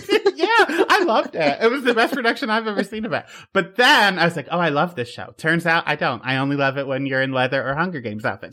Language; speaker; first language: English; native; English